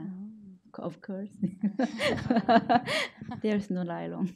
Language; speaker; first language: English; non-native, learner; Korean